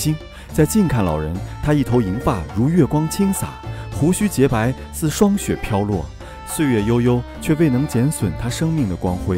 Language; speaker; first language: Chinese; native; Chinese